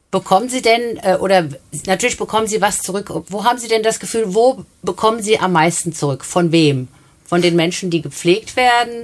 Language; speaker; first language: German; native; German